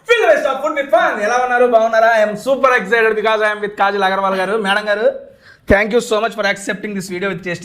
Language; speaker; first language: Telugu; native; Telugu